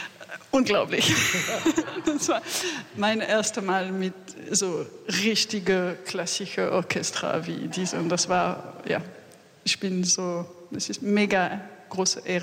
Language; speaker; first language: German; non-native, learner; French